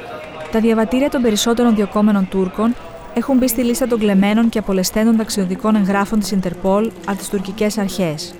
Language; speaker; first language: Greek; native; Greek